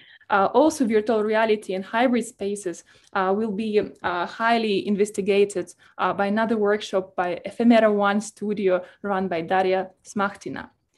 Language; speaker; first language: English; non-native, fluent; Russian